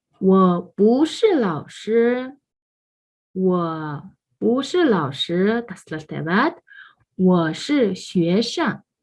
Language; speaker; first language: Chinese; non-native, fluent; Mongolian